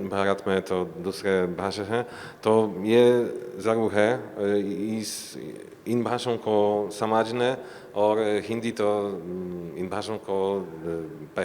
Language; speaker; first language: Hindi; non-native, learner; Polish